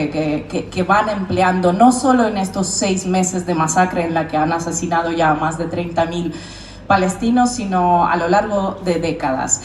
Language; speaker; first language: Spanish; non-native, fluent; Russian